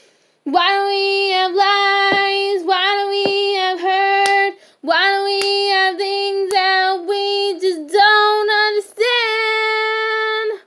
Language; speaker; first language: English; native; English